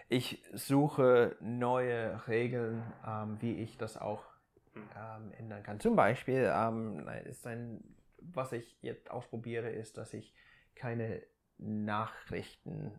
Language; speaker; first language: German; non-native, fluent; English